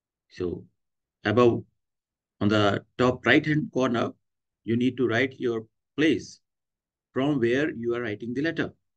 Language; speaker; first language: English; non-native, local second language; Hindi